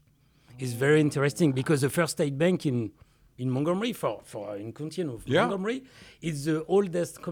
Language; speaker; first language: English; non-native, learner; French